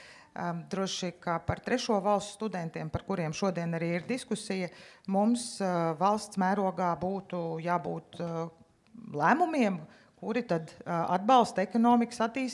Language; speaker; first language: Latvian; native; Latvian